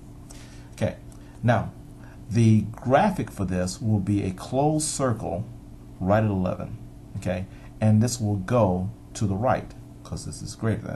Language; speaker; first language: English; native; English